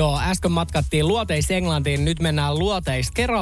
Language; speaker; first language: Finnish; native; Finnish